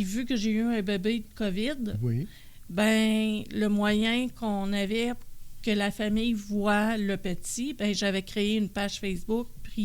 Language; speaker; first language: French; native; French